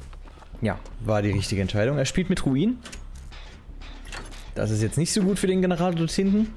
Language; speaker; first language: German; native; German